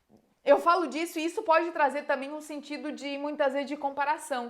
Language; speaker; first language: Portuguese; native; Portuguese